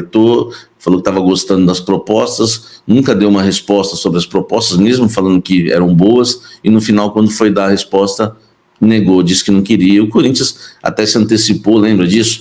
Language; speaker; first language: Portuguese; native; Portuguese